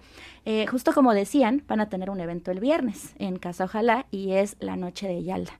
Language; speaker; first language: Spanish; native; Spanish